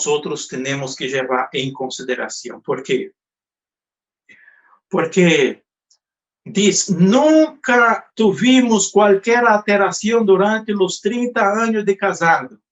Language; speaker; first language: Spanish; non-native, fluent; Portuguese